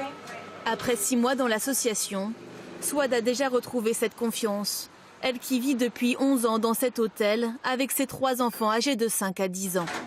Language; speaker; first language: French; native; French